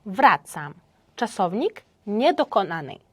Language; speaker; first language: Polish; non-native, fluent; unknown